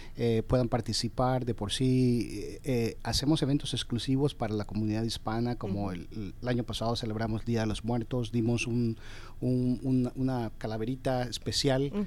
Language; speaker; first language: Spanish; early bilingual, heritage; Spanish